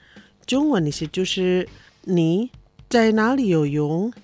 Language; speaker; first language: Chinese; non-native, fluent; Indonesian